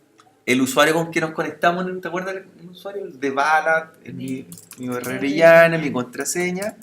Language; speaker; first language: Spanish; native; Spanish